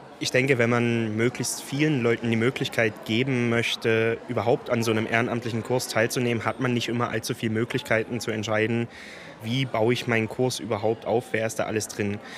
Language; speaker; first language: German; native; German